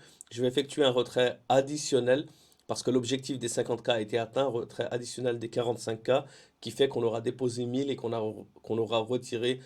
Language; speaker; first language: French; native; French